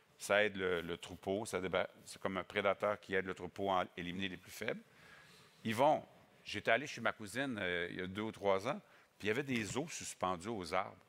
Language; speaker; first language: French; native; French